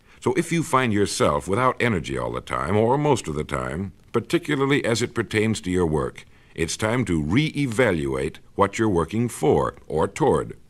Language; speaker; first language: English; native; English